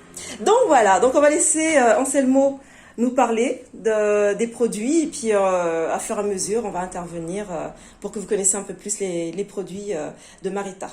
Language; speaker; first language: French; native; French